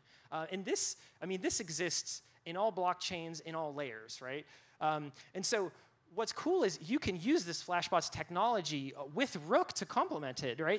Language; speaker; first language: English; native; English